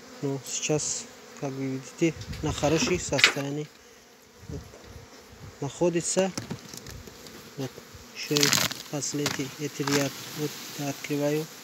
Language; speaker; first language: Russian; non-native, learner; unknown